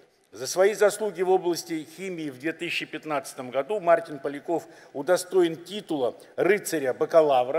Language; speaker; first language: Russian; native; Russian